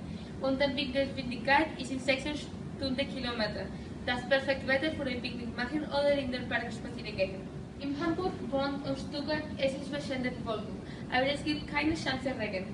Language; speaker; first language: German; non-native, learner; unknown